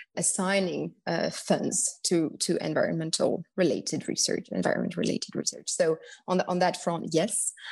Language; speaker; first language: English; non-native, fluent; French